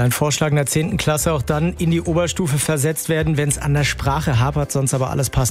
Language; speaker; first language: German; native; German